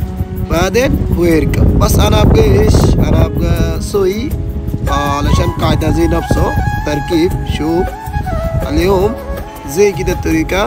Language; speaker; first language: Arabic; non-native, learner; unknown